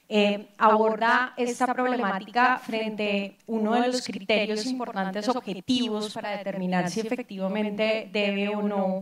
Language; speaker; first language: Spanish; native; Spanish